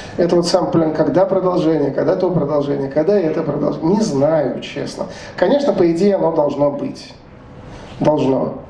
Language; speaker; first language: Russian; native; Russian